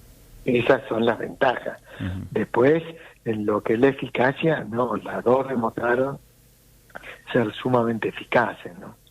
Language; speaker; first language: Spanish; native; Spanish